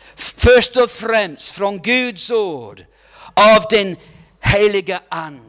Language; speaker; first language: Swedish; non-native, fluent; English